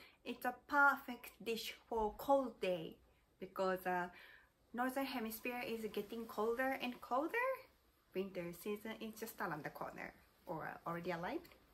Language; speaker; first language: English; non-native, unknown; Japanese